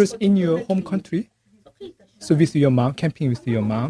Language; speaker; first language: English; non-native, learner; Korean